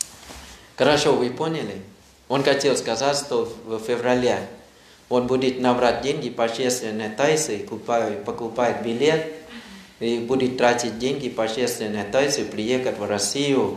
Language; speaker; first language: Russian; non-native, learner; Thai